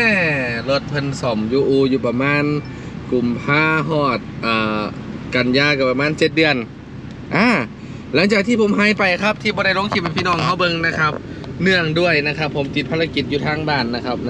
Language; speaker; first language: Thai; non-native, local second language; Northeastern Thai